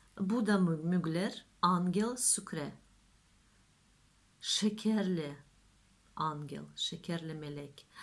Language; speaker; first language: Turkish; non-native, learner; Russian